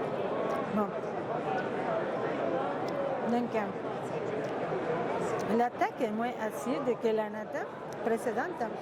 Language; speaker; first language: French; non-native, fluent; Spanish